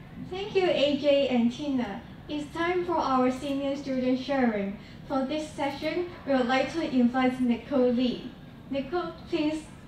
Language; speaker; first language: English; non-native, local second language; Cantonese